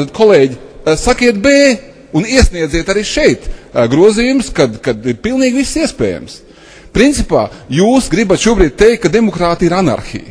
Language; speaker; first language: Latvian; native; Latvian